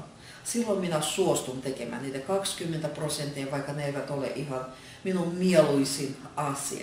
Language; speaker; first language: Finnish; non-native, fluent; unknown